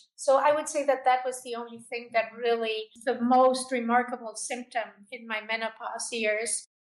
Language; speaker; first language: English; non-native, fluent; Spanish